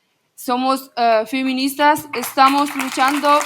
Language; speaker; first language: Spanish; non-native, learner; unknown